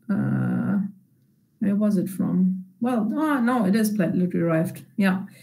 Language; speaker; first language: English; non-native, fluent; German